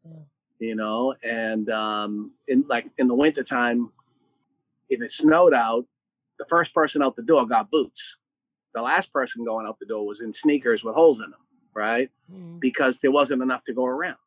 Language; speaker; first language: English; native; English